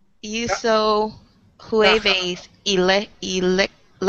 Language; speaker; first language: Spanish; non-native, learner; English